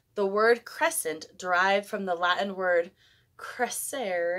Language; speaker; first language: English; native; English